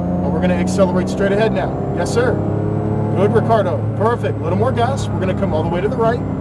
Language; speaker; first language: English; native; English